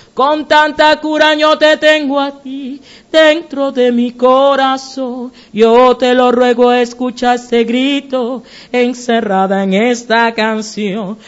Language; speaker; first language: Spanish; native; Spanish